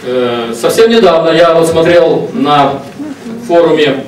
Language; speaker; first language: Russian; non-native, local second language; Ukrainian